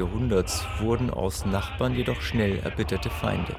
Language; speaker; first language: German; native; German